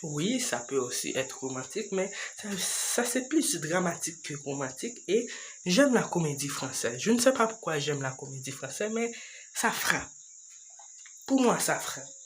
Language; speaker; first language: French; non-native, learner; English